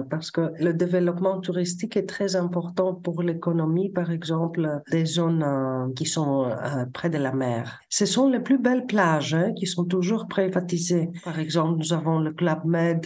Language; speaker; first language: French; non-native, fluent; Greek